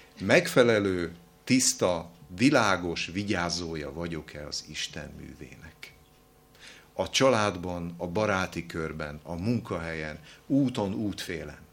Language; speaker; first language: Hungarian; native; Hungarian